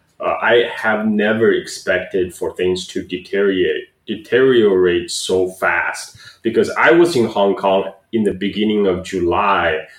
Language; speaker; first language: English; non-native, fluent; Chinese